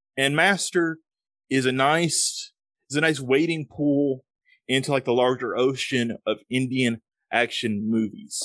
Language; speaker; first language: English; native; English